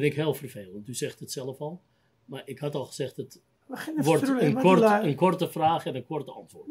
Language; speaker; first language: Dutch; native; Dutch